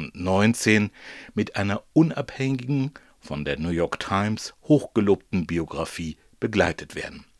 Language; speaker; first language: German; native; German